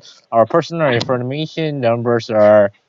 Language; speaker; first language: English; non-native, learner; Korean